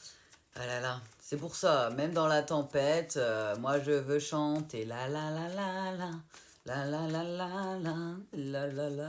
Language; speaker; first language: French; native; French